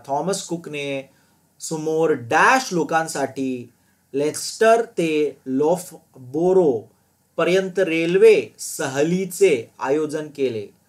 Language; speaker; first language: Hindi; non-native, local second language; Gujarati